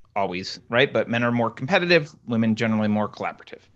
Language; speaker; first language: English; native; English